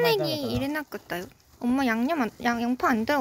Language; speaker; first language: Japanese; non-native, fluent; Korean